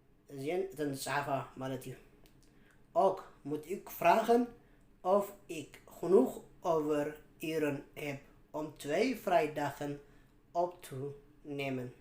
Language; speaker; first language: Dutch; non-native, fluent; Tigrinya